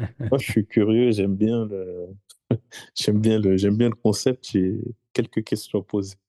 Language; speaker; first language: French; native; French